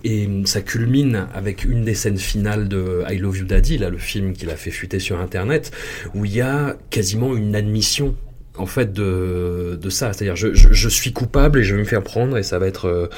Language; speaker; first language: French; native; French